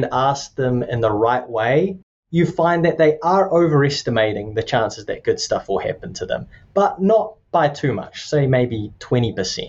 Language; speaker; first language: English; native; English